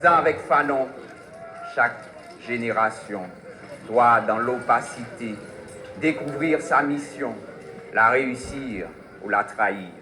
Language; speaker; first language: French; native; French